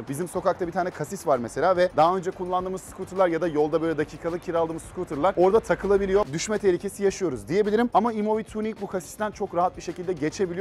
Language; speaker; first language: Turkish; native; Turkish